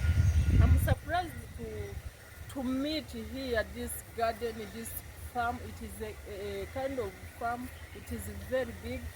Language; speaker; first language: English; non-native, local second language; Kinyarwanda